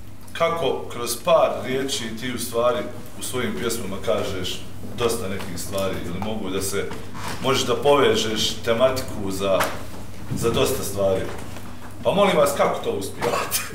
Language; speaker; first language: Bosnian; native; Bosnian